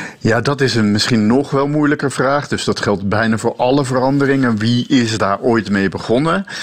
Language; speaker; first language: Dutch; native; Dutch